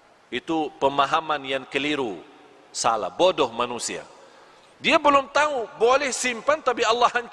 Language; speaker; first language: Indonesian; non-native, fluent; Arabic